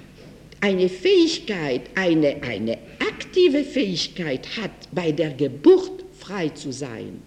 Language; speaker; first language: German; non-native, fluent; French